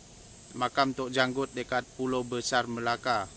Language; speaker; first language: Malay; native; Malay